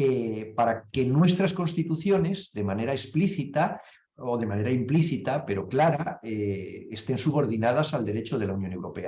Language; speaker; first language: Spanish; native; Spanish